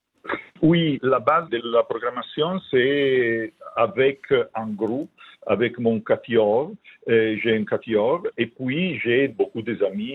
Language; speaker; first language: French; non-native, fluent; Italian